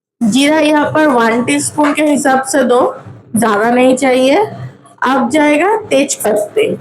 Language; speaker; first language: Hindi; non-native, local second language; Bangla